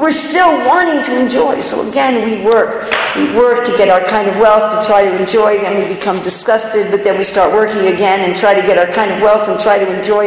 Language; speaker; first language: English; native; English